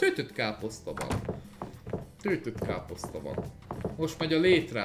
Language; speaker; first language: Hungarian; native; Hungarian